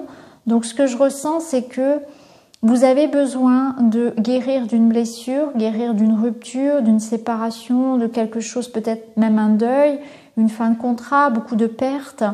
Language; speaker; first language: French; native; French